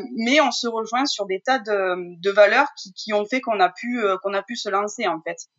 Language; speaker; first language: French; native; French